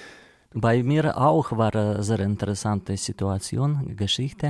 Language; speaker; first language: German; non-native, learner; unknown